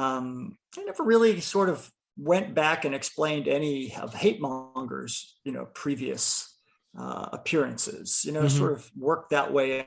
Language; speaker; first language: English; native; English